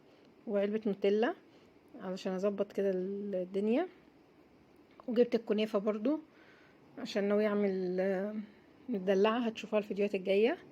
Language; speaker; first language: Arabic; native; Arabic